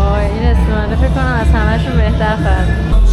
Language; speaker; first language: Persian; native; Persian